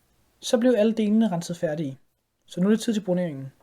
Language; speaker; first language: Danish; native; Danish